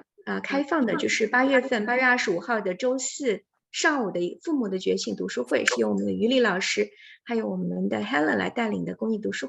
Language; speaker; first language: Chinese; native; Chinese